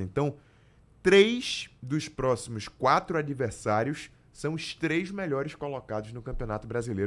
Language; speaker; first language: Portuguese; native; Portuguese